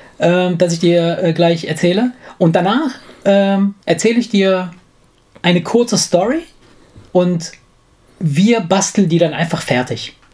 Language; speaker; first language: German; non-native, fluent; Italian